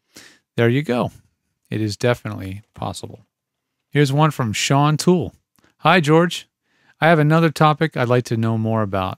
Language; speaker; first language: English; native; English